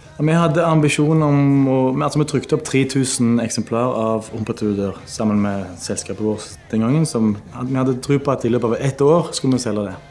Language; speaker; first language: Norwegian; native; Norwegian